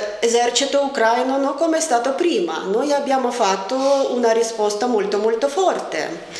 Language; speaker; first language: Italian; non-native, fluent; Ukrainian